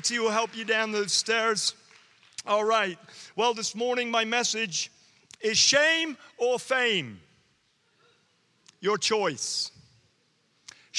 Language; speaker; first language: English; native; English